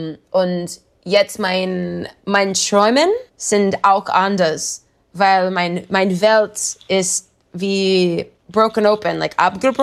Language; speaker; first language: German; non-native, learner; English